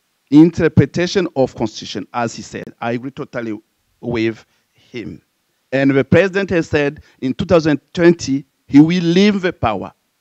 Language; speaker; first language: English; non-native, fluent; Rundi